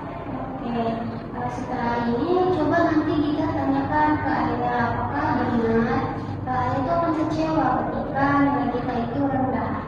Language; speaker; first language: Indonesian; native; Indonesian